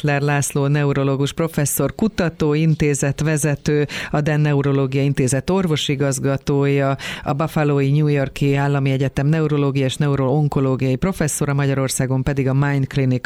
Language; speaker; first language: Hungarian; native; Hungarian